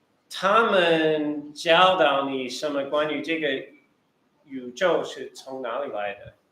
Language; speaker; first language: Chinese; early bilingual, heritage; Chinese